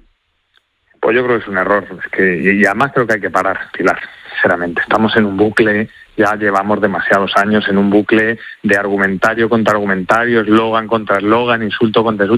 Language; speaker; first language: Spanish; native; Spanish